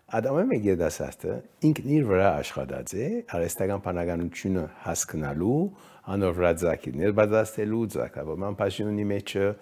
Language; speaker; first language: Armenian; early bilingual, heritage; Armenian